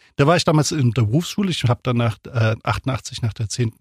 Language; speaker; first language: German; native; German